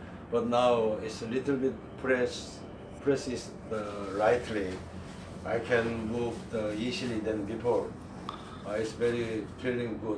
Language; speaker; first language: English; non-native, learner; Korean